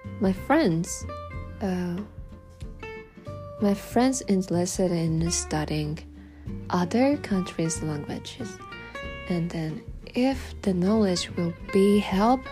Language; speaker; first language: English; non-native, learner; Japanese